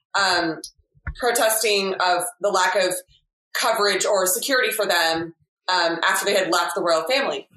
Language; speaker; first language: English; native; English